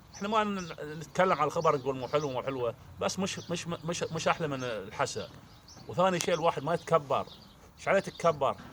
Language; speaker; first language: Arabic; native; Arabic